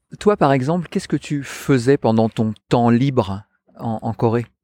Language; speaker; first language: French; native; French